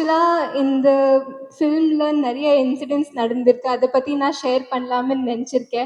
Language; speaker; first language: Tamil; non-native, learner; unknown